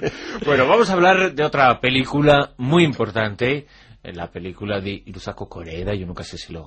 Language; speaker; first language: Spanish; native; Spanish